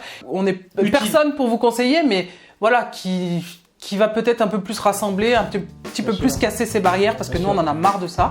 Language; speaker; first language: French; native; French